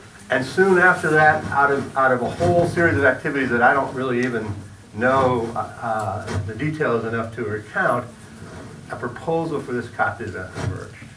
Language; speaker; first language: English; native; English